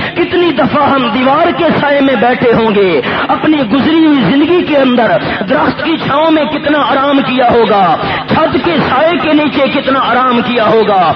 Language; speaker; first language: Urdu; non-native, local second language; Pashto